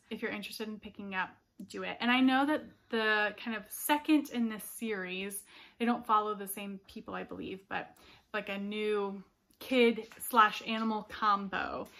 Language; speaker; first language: English; native; English